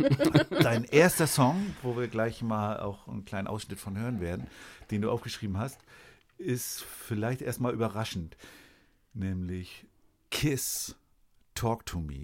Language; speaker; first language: German; native; German